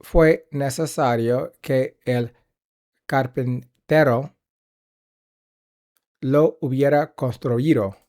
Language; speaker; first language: Spanish; non-native, learner; English